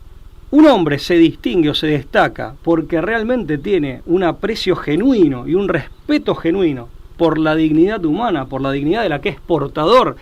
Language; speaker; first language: Spanish; native; Spanish